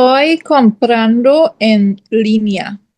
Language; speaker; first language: Spanish; non-native, learner; English